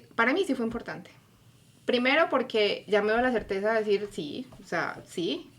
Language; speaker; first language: Spanish; native; Spanish